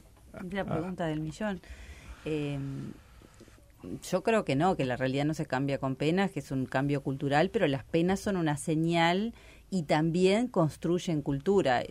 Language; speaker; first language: Spanish; native; Spanish